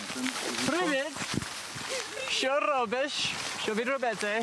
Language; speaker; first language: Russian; non-native, learner; English